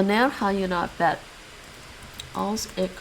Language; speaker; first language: Dutch; non-native, learner; English